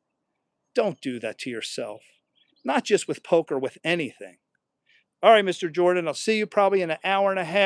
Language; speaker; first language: English; native; English